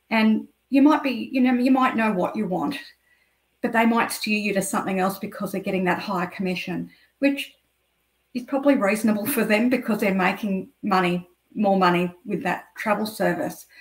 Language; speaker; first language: English; native; English